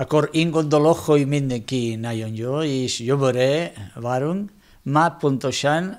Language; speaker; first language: Hungarian; non-native, learner; Spanish